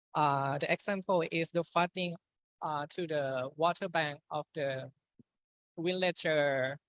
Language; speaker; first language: English; non-native, fluent; Thai